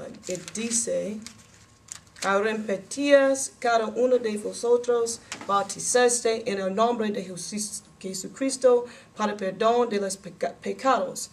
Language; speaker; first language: Spanish; non-native, learner; English